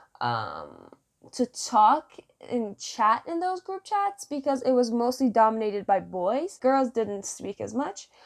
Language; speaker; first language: English; non-native, fluent; Persian